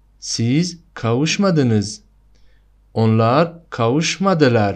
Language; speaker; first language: Turkish; non-native, fluent; Persian